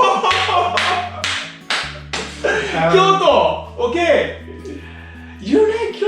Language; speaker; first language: English; non-native, learner; Japanese